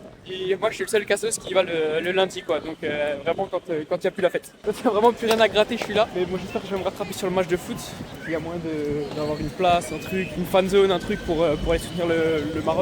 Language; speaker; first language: French; native; French